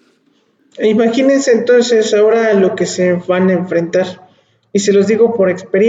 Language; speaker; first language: Spanish; native; Spanish